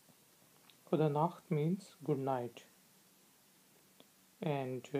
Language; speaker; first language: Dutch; non-native, learner; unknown